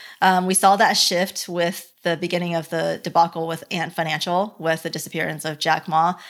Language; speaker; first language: English; early bilingual, other home language; Chinese